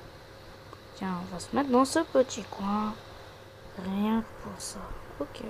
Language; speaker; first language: French; native; French